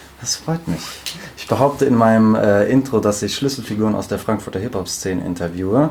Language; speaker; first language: German; native; German